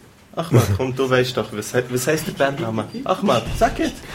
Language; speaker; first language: German; native; German